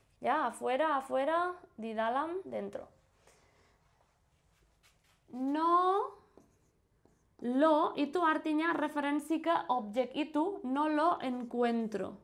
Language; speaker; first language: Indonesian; non-native, fluent; Spanish